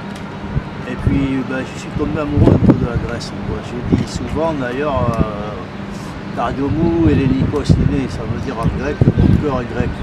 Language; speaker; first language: French; native; French